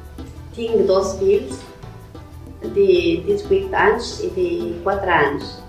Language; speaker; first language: Catalan; non-native, learner; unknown